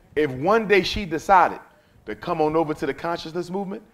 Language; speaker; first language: English; native; English